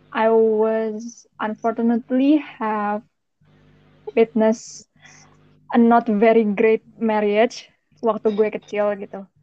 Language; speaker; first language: English; non-native, fluent; Indonesian